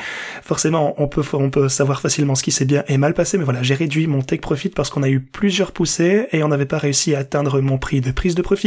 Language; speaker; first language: French; native; French